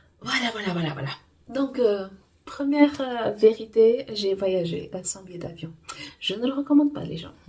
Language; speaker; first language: French; non-native, fluent; Portuguese